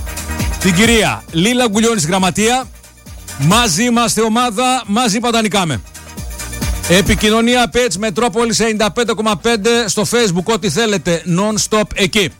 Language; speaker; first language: Greek; native; Greek